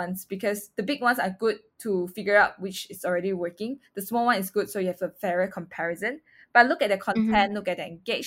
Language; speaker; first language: English; non-native, local second language; Chinese